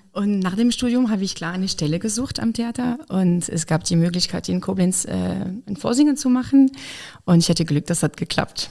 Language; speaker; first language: German; non-native, fluent; French